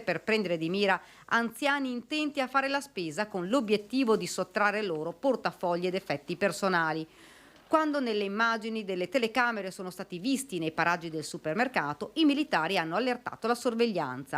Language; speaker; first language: Italian; native; Italian